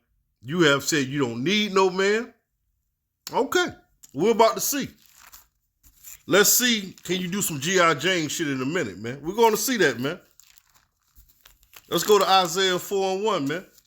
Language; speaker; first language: English; native; English